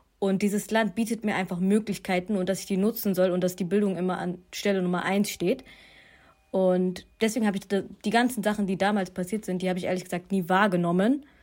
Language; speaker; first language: German; early bilingual, other home language; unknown